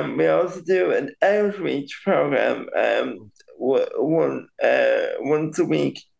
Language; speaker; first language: English; native; English